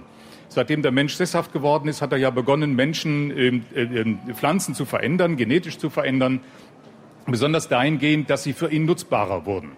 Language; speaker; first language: German; native; German